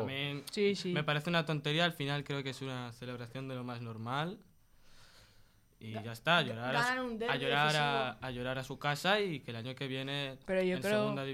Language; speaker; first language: Spanish; native; Spanish